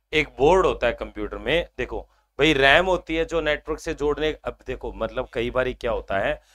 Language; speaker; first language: Hindi; native; Hindi